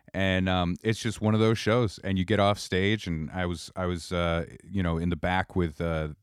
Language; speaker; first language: English; native; English